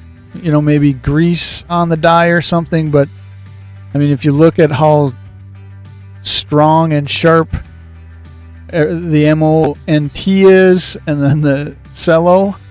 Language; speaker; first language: English; native; English